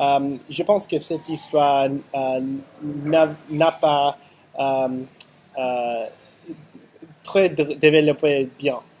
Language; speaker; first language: French; non-native, learner; English